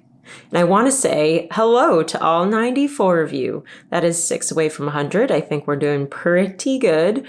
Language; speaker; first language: English; native; English